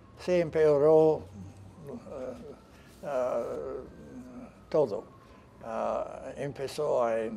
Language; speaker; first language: Spanish; non-native, fluent; English